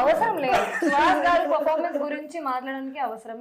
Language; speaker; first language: Telugu; non-native, fluent; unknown